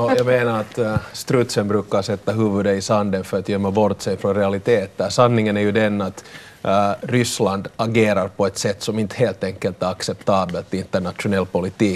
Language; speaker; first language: Swedish; native; Swedish